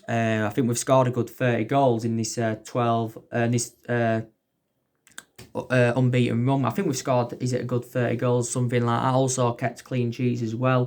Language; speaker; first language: English; native; English